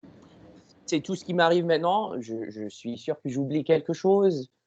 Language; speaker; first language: French; non-native, learner; English